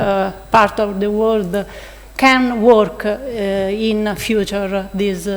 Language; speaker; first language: English; non-native, learner; Italian